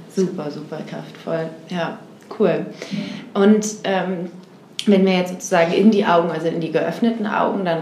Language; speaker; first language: German; native; German